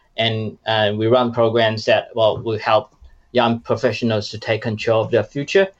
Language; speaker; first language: English; non-native, fluent; Chinese